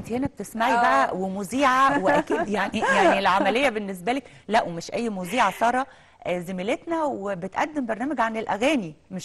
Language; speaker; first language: Arabic; native; Arabic